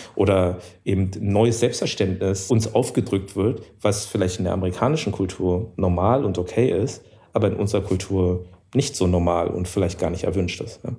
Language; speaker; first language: German; early bilingual, other home language; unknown